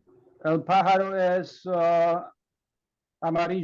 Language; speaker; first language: Spanish; non-native, learner; English